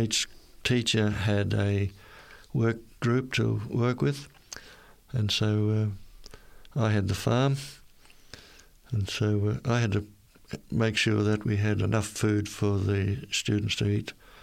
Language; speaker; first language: English; native; English